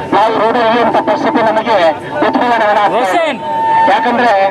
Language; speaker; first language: Kannada; non-native, local second language; Urdu